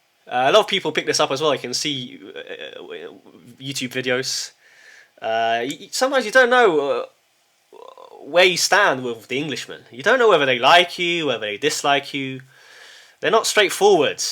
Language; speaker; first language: English; early bilingual, heritage; English